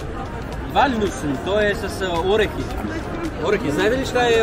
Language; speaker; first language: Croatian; non-native, learner; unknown